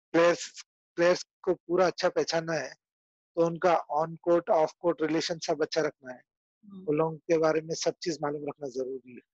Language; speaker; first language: Hindi; non-native, local second language; Urdu